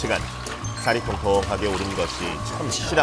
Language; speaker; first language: Korean; native; Korean